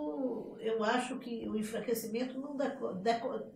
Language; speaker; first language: Portuguese; native; Portuguese